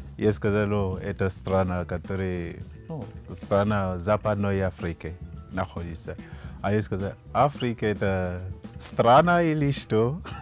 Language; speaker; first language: Russian; non-native, learner; Fon